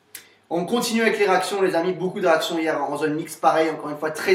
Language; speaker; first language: French; native; French